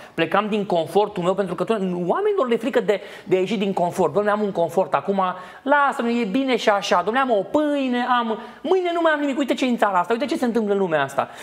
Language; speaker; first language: Romanian; native; Romanian